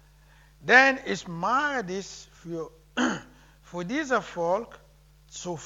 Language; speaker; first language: German; non-native, learner; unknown